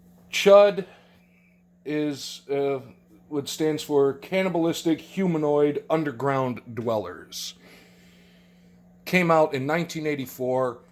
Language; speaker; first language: English; native; English